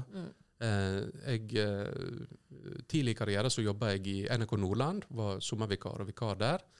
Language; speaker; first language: Norwegian; native; Norwegian